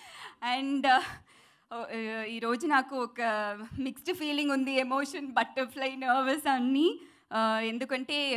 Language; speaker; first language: Telugu; non-native, learner; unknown